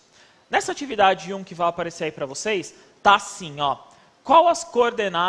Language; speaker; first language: Portuguese; native; Portuguese